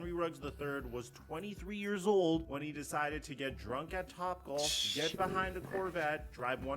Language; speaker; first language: English; native; English